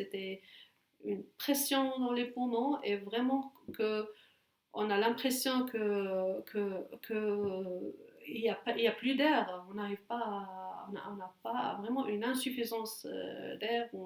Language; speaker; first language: French; non-native, fluent; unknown